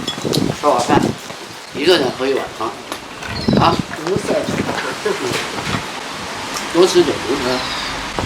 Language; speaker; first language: Chinese; native; Chinese